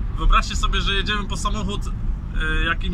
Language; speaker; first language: Polish; native; Polish